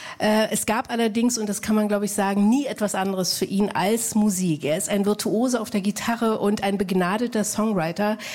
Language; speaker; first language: German; native; German